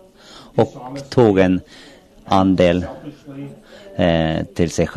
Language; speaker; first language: Swedish; non-native, local second language; Finnish